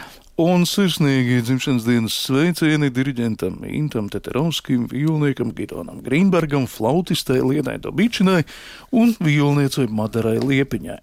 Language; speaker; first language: Latvian; native; Latvian